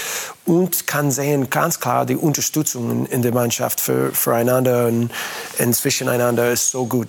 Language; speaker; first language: German; non-native, learner; English